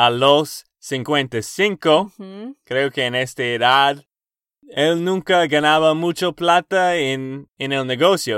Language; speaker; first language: Spanish; non-native, learner; English